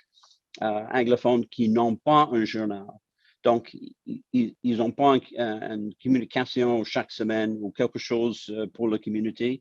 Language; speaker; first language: French; non-native, local second language; English